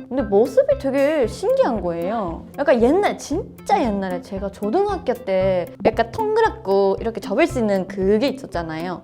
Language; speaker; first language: Korean; non-native, fluent; Japanese